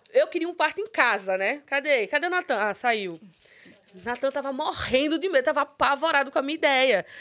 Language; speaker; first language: Portuguese; native; Portuguese